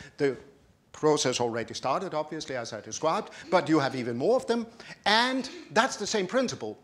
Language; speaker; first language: English; non-native, fluent; Danish